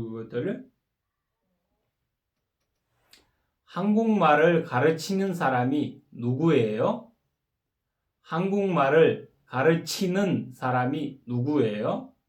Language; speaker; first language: Korean; non-native, fluent; Kyrgyz